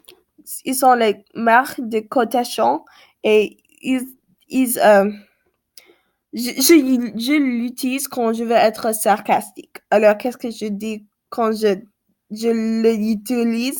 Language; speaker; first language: French; non-native, learner; English